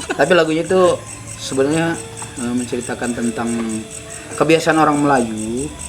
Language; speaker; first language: Indonesian; native; Indonesian